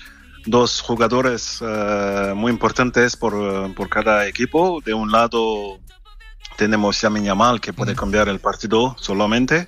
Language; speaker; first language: Spanish; non-native, fluent; French